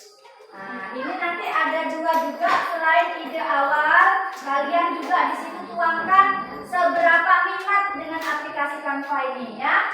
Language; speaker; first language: Indonesian; native; Indonesian